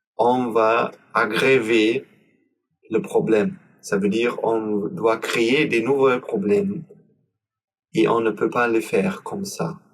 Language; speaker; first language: French; non-native, learner; German